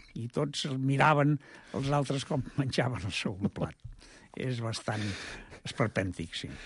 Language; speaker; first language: Catalan; native; Catalan